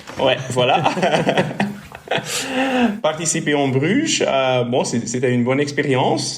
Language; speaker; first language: French; non-native, local second language; Dutch